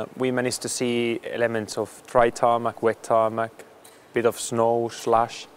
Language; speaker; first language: English; non-native, fluent; Finnish